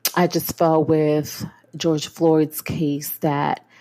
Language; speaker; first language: English; native; English